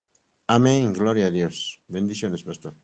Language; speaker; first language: Spanish; non-native, local second language; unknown